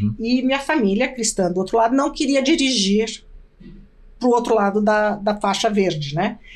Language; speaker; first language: Portuguese; early bilingual, other home language; Arabic